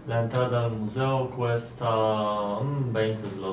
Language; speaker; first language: Spanish; non-native, learner; Polish